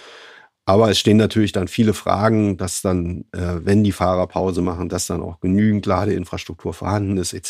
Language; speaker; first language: German; native; German